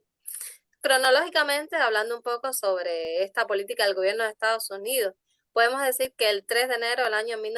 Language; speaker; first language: Spanish; native; Spanish